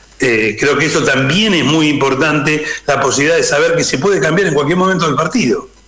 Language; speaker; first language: Spanish; native; Spanish